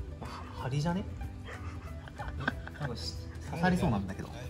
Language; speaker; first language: Japanese; native; Japanese